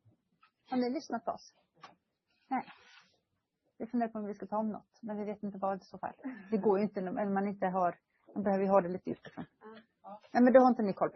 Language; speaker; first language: Swedish; native; Swedish